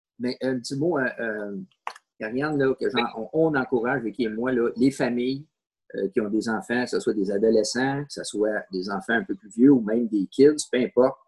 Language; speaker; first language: French; native; French